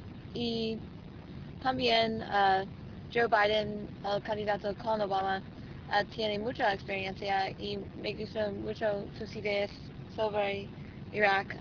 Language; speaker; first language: Spanish; non-native, learner; English